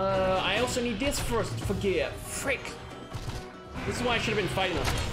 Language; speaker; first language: English; native; English